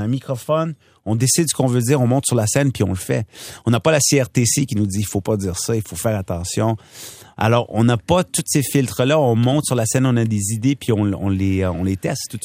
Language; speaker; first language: French; non-native, local second language; Punjabi